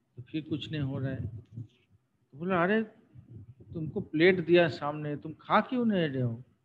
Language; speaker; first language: Hindi; non-native, local second language; Bangla